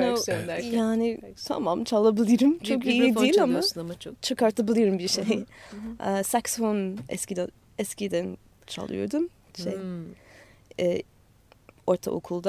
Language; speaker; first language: Turkish; non-native, learner; English